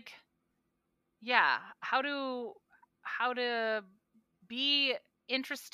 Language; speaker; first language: English; native; English